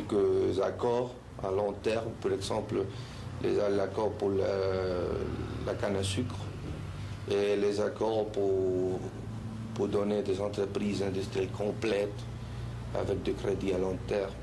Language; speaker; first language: French; non-native, fluent; Spanish